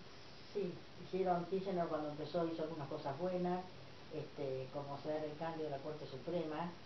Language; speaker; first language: Spanish; native; Spanish